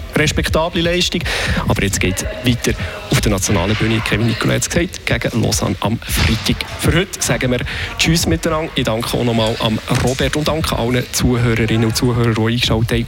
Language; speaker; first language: German; native; German